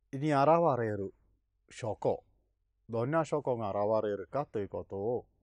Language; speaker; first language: Japanese; non-native, fluent; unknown